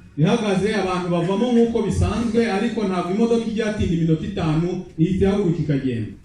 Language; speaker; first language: Kinyarwanda; native; Kinyarwanda